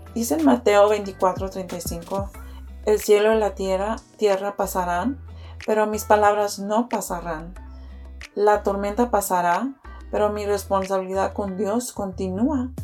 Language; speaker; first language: Spanish; early bilingual, heritage; Spanish